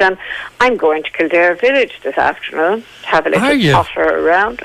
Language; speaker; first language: English; native; English